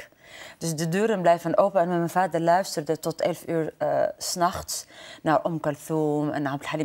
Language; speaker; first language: Dutch; non-native, fluent; Arabic